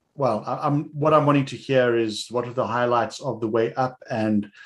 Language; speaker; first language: English; native; English